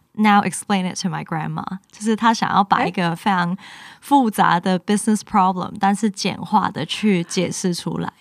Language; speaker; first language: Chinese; non-native, local second language; Cantonese